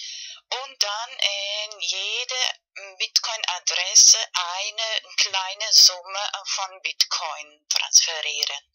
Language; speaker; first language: German; non-native, learner; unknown